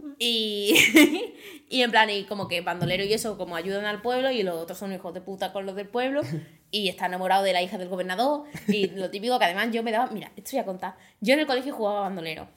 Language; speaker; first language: Spanish; native; Spanish